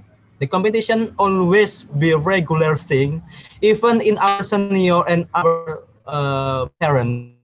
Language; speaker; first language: English; non-native, learner; Indonesian